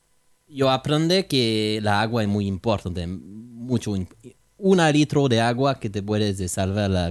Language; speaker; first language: Spanish; non-native, learner; French